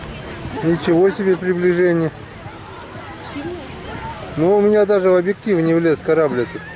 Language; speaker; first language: Russian; native; Russian